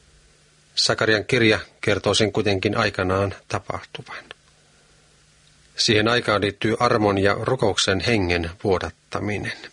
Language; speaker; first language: Finnish; native; Finnish